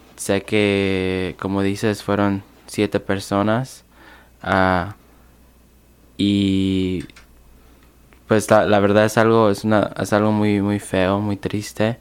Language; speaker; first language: Spanish; early bilingual, other home language; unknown